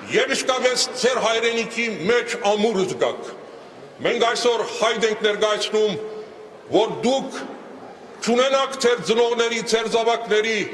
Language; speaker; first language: Armenian; early bilingual, heritage; Armenian